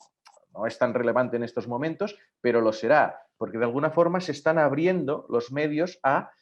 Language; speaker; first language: Spanish; native; Spanish